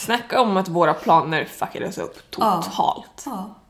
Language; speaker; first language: Swedish; native; Swedish